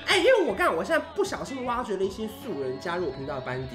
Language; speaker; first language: Chinese; native; Chinese